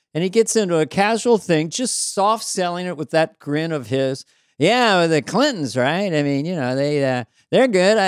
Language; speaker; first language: English; native; English